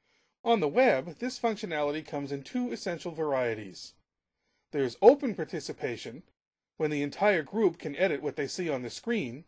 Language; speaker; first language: English; native; English